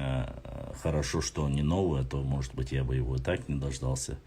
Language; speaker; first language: Russian; non-native, local second language; Chechen